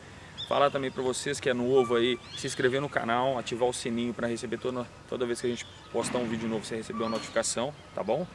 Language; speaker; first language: Portuguese; native; Portuguese